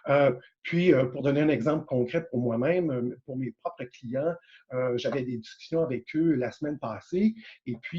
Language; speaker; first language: French; native; French